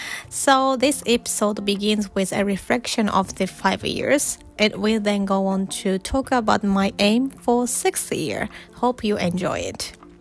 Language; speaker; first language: English; non-native, fluent; Japanese